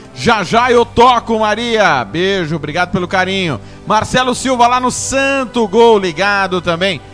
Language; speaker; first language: Portuguese; native; Portuguese